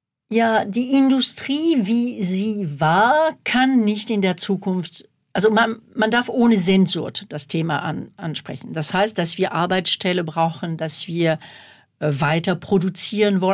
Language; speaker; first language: German; non-native, fluent; French